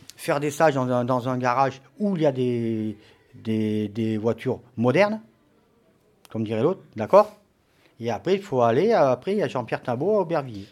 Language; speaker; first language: French; native; French